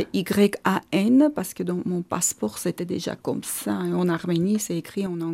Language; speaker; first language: French; non-native, fluent; Armenian